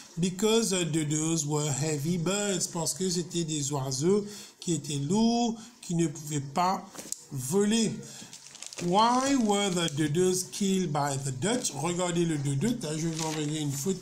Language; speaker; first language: French; non-native, local second language; Morisyen